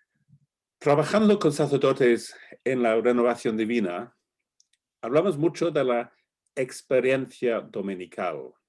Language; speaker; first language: Spanish; non-native, fluent; English